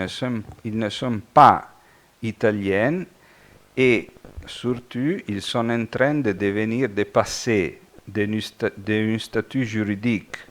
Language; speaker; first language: French; non-native, fluent; Italian